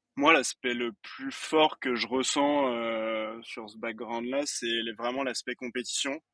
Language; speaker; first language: French; native; French